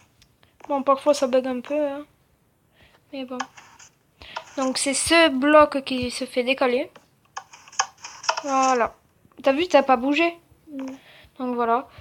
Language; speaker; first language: French; native; French